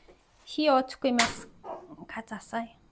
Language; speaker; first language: Japanese; non-native, fluent; Mongolian